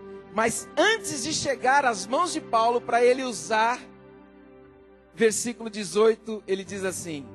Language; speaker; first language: Portuguese; native; Portuguese